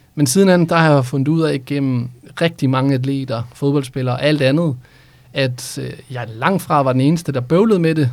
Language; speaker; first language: Danish; early bilingual, other home language; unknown